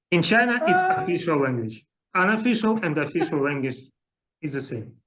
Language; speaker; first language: English; non-native, learner; Russian